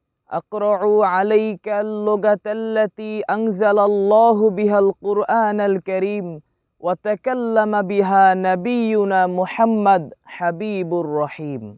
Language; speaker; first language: Arabic; non-native, learner; Bangla